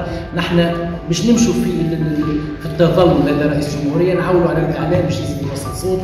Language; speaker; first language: Arabic; native; Arabic